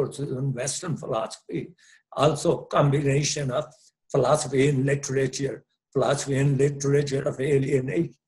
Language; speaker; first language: English; non-native, local second language; Punjabi